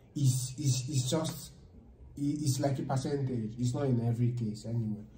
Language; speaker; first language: English; non-native, local second language; Igbo